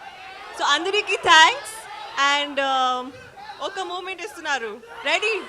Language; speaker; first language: Telugu; non-native, learner; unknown